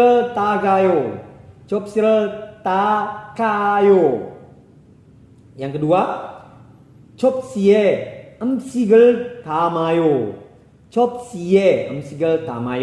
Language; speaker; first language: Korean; non-native, fluent; Indonesian